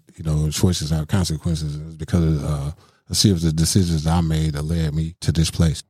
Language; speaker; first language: English; native; English